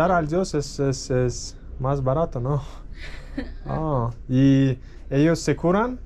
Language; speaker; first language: Spanish; non-native, learner; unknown